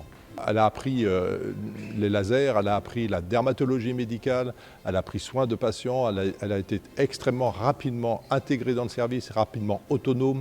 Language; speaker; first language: French; native; French